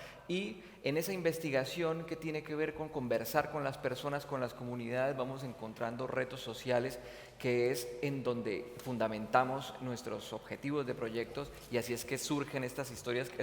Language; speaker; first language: Spanish; native; Spanish